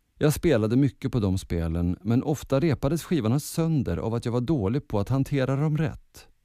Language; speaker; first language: Swedish; early bilingual, other home language; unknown